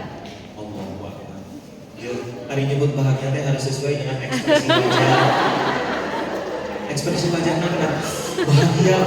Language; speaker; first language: Indonesian; non-native, local second language; Sundanese